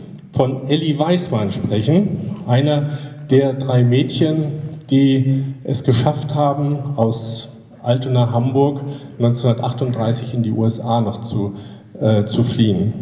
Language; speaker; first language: German; native; German